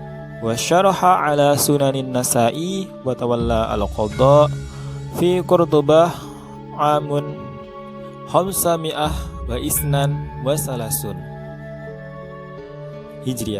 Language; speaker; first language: Arabic; non-native, learner; Indonesian